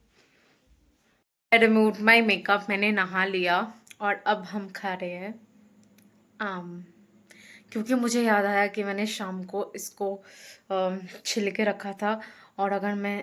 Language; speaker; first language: Hindi; non-native, local second language; Bangla